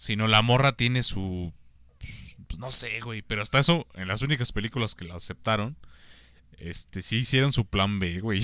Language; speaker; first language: Spanish; native; Spanish